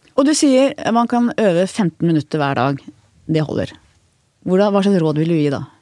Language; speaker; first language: Norwegian; native; Norwegian